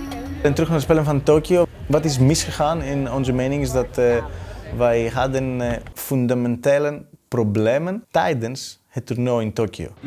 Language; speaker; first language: Dutch; non-native, fluent; Greek